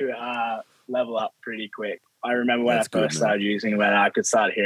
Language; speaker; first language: English; native; English